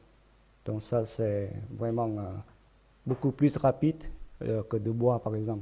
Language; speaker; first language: French; non-native, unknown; Vietnamese